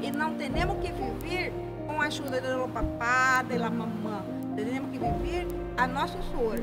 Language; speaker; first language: Spanish; non-native, learner; Portuguese